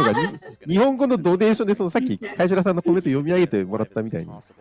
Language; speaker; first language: Japanese; native; Japanese